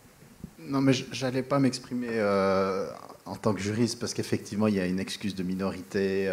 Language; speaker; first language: French; native; French